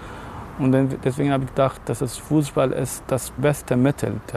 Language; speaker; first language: German; non-native, fluent; Arabic